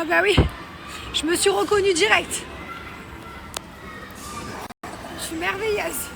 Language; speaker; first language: French; native; French